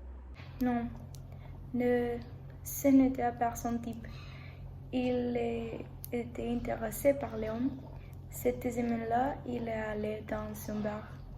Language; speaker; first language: French; non-native, learner; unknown